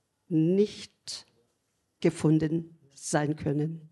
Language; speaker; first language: German; non-native, learner; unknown